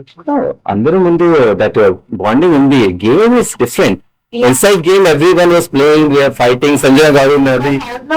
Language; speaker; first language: Telugu; non-native, learner; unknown